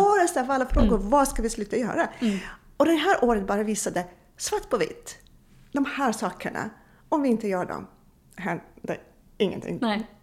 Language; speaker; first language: Swedish; non-native, fluent; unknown